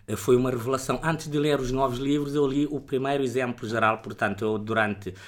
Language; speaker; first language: Portuguese; non-native, local second language; Kabuverdianu